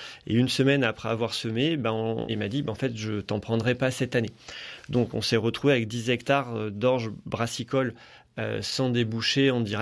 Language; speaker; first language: French; native; French